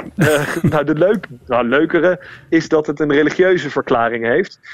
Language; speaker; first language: Dutch; native; Dutch